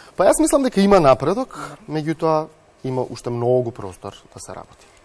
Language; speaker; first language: Macedonian; native; Macedonian